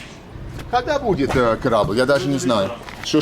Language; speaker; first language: Russian; non-native, learner; English